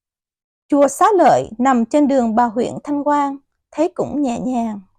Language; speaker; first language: Vietnamese; native; Vietnamese